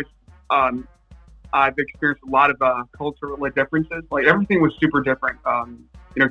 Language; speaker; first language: English; non-native, fluent; Japanese